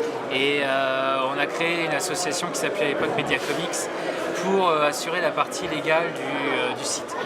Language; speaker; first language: French; native; French